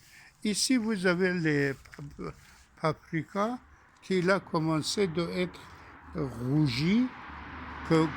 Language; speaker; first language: French; non-native, fluent; Persian